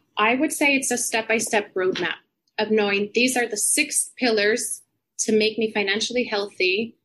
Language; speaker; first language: English; non-native, fluent; Spanish